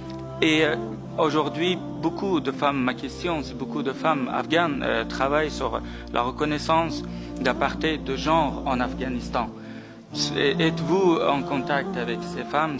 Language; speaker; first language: French; non-native, fluent; Persian